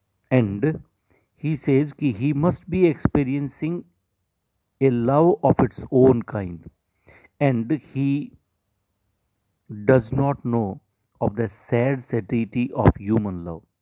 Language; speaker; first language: English; non-native, local second language; Hindi